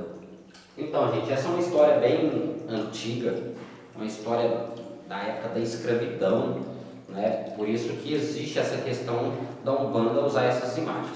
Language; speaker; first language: Portuguese; native; Portuguese